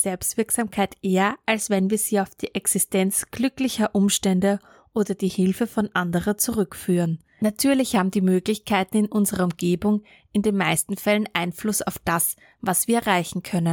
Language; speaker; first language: German; native; German